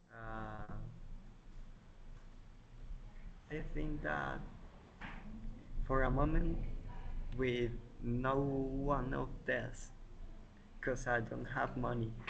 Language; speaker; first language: English; non-native, learner; Spanish